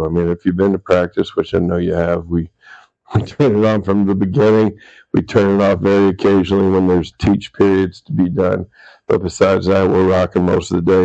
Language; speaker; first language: English; native; English